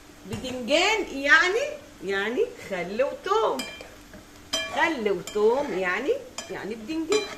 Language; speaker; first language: Arabic; native; Arabic